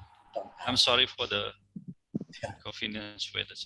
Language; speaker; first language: English; non-native, fluent; Indonesian